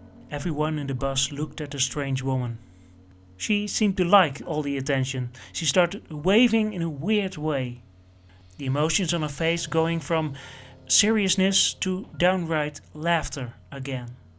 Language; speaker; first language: English; non-native, fluent; Dutch